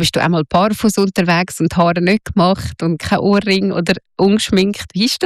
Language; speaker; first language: German; native; German